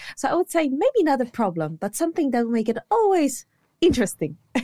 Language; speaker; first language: English; non-native, fluent; Polish